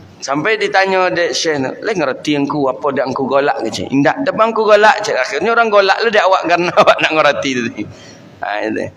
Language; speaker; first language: Malay; non-native, local second language; Minangkabau